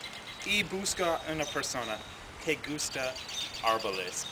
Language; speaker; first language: Spanish; non-native, learner; English